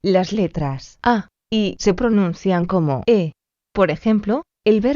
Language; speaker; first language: Spanish; non-native, fluent; French